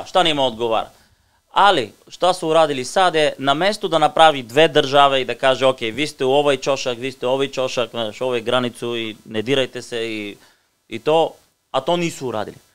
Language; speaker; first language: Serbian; non-native, learner; Bulgarian